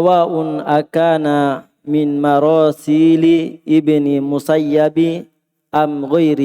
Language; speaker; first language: Arabic; non-native, learner; Indonesian